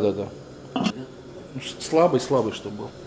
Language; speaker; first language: Russian; native; Russian